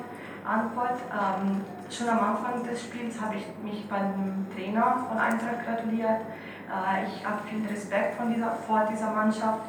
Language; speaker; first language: German; non-native, fluent; Italian